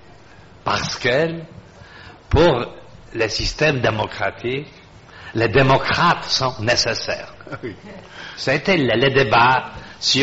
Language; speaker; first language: French; non-native, fluent; Polish